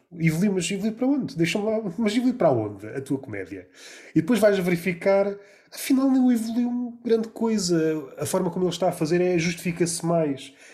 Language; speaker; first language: Portuguese; native; Portuguese